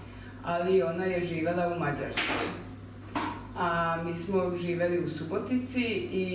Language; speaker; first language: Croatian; non-native, local second language; Hungarian